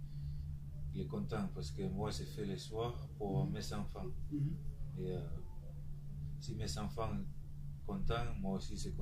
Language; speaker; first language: French; non-native, learner; Tongan